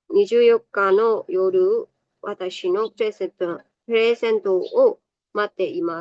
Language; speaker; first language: Japanese; non-native, fluent; Burmese